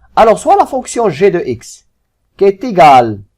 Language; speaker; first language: French; non-native, local second language; Arabic